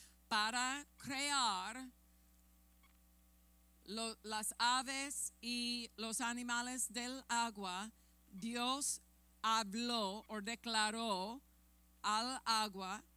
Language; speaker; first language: Spanish; non-native, fluent; English